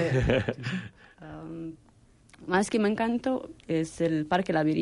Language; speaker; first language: Spanish; non-native, fluent; Romanian